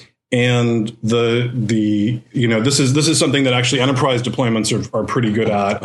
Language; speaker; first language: English; native; English